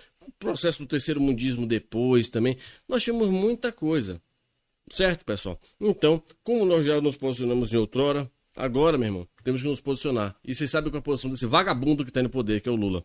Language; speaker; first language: Portuguese; native; Portuguese